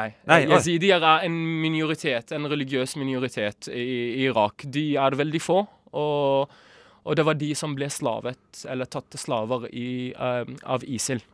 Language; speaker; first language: Norwegian; early bilingual, other home language; Arabic